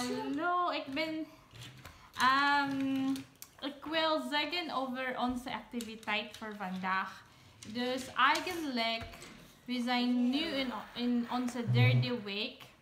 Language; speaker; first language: Dutch; non-native, learner; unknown